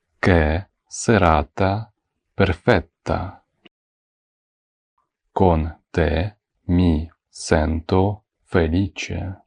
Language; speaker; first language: Italian; non-native, fluent; Ukrainian